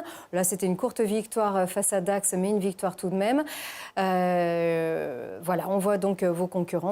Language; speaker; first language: French; native; French